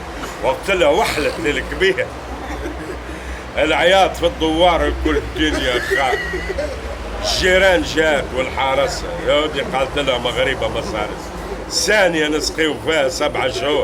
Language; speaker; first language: Arabic; native; Arabic